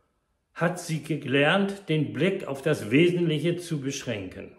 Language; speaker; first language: German; native; German